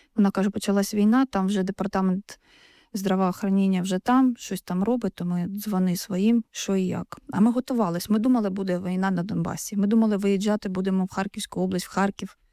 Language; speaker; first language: Ukrainian; non-native, local second language; Russian